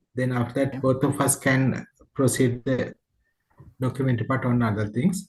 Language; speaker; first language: English; non-native, local second language; Sinhala